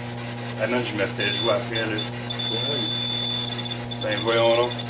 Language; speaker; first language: French; native; French